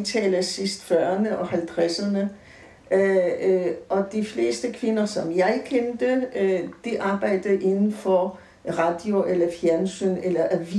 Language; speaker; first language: Danish; native; Danish